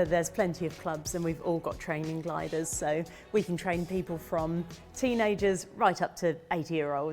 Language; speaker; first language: English; native; English